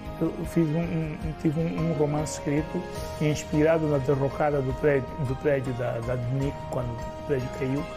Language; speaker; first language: Portuguese; native; Portuguese